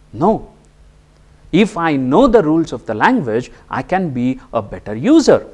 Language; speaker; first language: English; non-native, local second language; Kannada